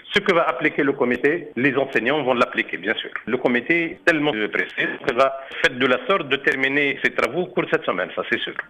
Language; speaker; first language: French; non-native, local second language; Arabic